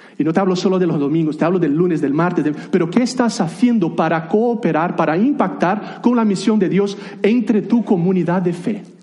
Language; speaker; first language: Spanish; non-native, fluent; Portuguese